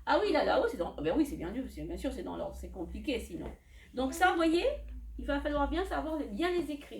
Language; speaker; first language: French; native; French